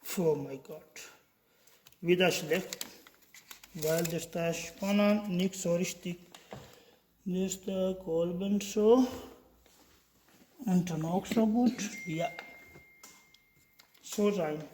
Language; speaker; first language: German; non-native, learner; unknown